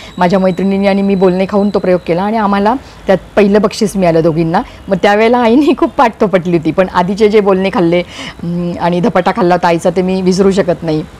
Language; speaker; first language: Marathi; native; Marathi